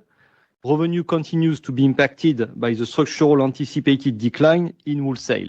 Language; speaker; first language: English; non-native, fluent; French